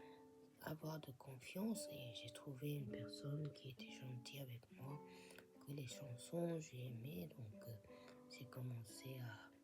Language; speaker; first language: French; non-native, fluent; Japanese